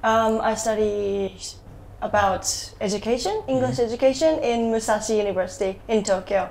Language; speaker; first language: English; non-native, learner; Japanese